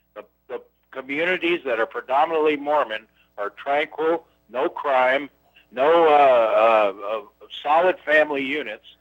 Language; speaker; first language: English; native; English